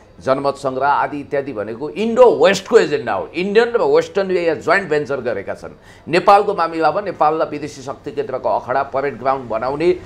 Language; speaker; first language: Nepali; native; Nepali